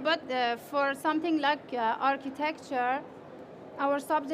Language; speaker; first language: English; non-native, fluent; Persian